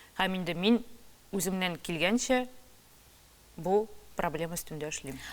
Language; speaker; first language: Tatar; native; Tatar